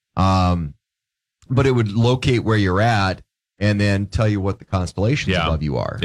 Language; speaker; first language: English; native; English